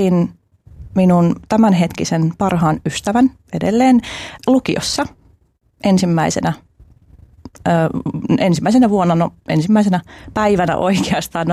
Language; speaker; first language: Finnish; early bilingual, other home language; Albanian